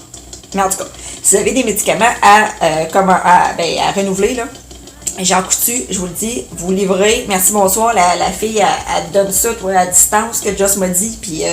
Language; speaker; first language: French; native; French